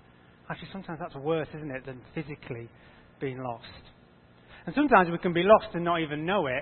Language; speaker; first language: English; native; English